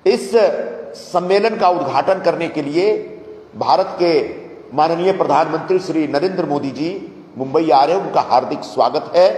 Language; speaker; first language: Hindi; non-native, local second language; Marathi